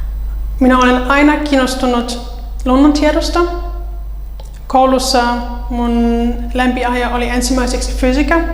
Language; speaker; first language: Finnish; non-native, fluent; German